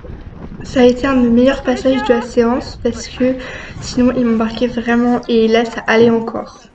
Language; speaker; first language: French; native; French